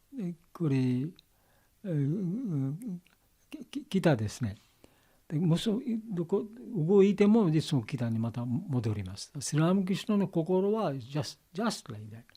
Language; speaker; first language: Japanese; non-native, learner; Bangla